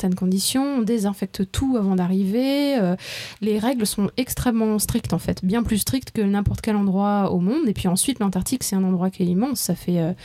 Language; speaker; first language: French; native; French